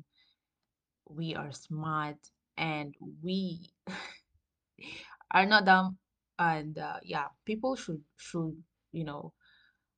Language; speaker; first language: English; non-native, local second language; Swahili